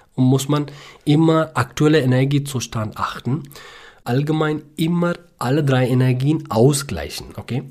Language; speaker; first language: German; non-native, fluent; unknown